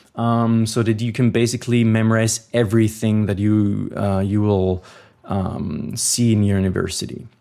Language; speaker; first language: English; non-native, fluent; German